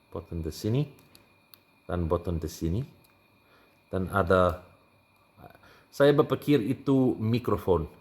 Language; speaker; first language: Indonesian; non-native, learner; English